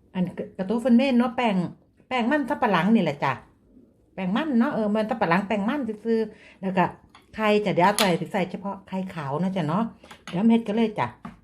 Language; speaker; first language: Thai; native; Thai